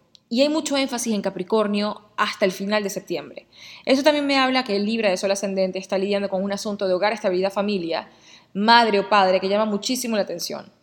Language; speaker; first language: Spanish; native; Spanish